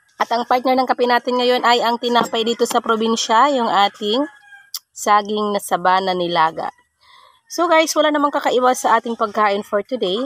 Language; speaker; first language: Filipino; non-native, local second language; Waray